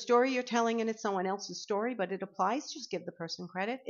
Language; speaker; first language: English; native; English